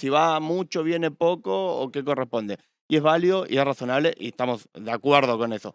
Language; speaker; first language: Spanish; native; Spanish